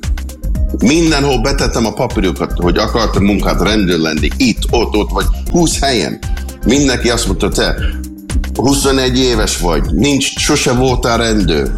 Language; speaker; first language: Hungarian; early bilingual, heritage; English